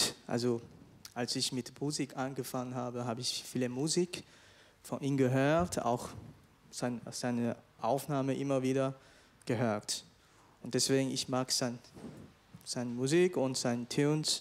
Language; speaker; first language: German; non-native, fluent; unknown